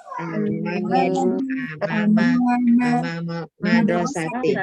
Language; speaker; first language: Arabic; non-native, learner; Indonesian